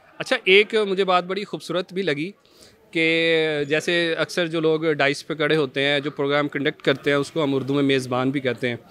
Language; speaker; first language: Urdu; non-native, local second language; Punjabi